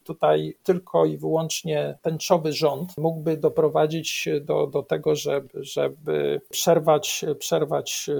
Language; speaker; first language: Polish; native; Polish